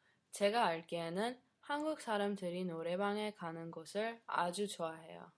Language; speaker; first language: Korean; non-native, learner; English